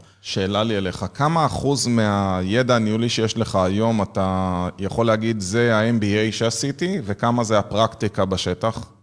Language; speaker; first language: Hebrew; native; Hebrew